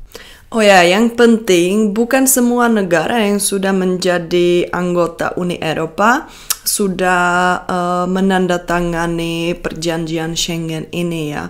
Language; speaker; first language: Indonesian; non-native, fluent; Czech